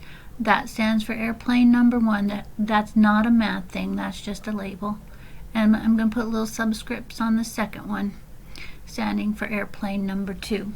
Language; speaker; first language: English; native; English